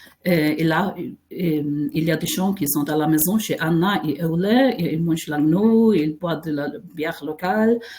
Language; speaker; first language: French; non-native, fluent; Faroese